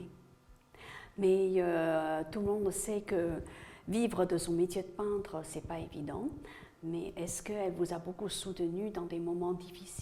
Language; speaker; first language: French; native; French